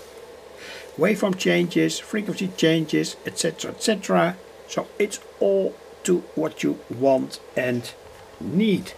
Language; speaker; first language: English; non-native, fluent; Dutch